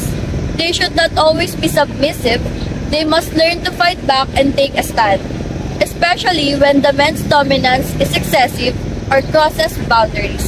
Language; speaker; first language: English; non-native, local second language; Filipino